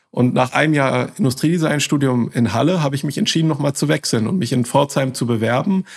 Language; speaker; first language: German; native; German